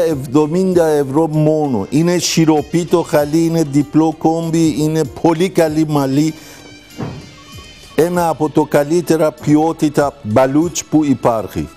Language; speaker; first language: Greek; non-native, learner; Persian